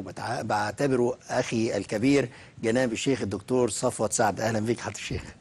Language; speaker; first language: Arabic; native; Arabic